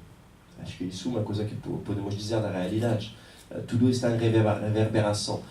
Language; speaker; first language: Portuguese; non-native, fluent; French